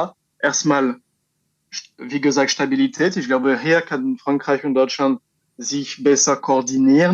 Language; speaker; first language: German; non-native, fluent; French